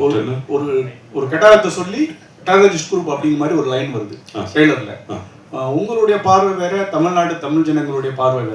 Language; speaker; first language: Tamil; native; Tamil